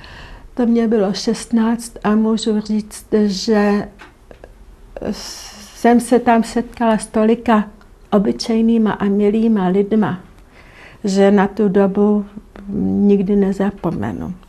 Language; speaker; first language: Czech; non-native, local second language; German